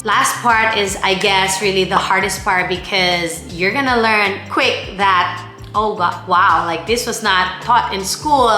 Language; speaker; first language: English; non-native, local second language; Filipino